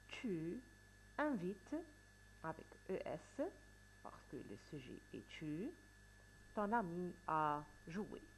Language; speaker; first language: French; non-native, fluent; Arabic